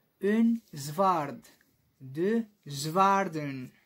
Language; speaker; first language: Dutch; non-native, fluent; Arabic